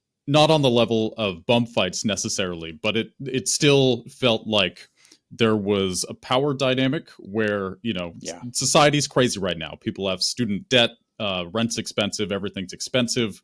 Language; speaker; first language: English; native; English